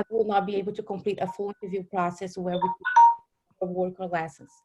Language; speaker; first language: English; non-native, fluent; Portuguese